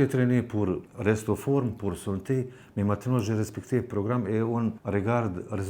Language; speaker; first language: French; non-native, learner; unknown